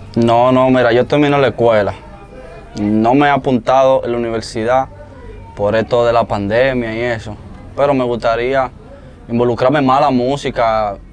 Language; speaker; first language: Spanish; native; Spanish